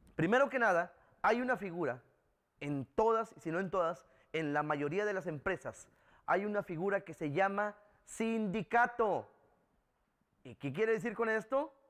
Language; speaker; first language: Spanish; native; Spanish